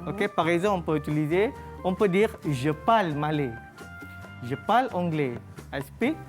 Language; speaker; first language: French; non-native, fluent; Malay